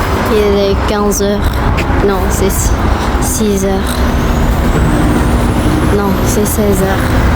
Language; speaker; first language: French; non-native, learner; Indonesian